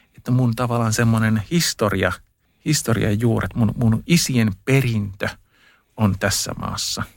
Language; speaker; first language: Finnish; early bilingual, heritage; Finnish